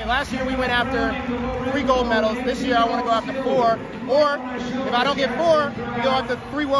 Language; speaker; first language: English; native; English